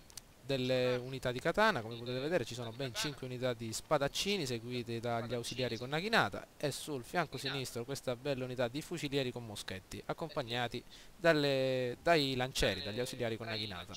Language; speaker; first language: Italian; native; Italian